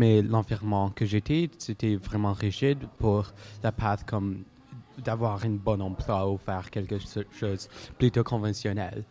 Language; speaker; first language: French; non-native, local second language; English